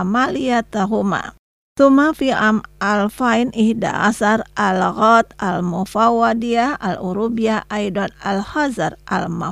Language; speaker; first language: Arabic; non-native, fluent; Indonesian